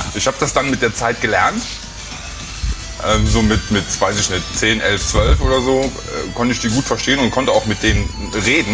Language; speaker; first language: German; native; German